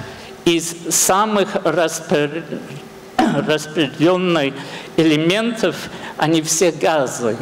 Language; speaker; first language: Russian; non-native, fluent; English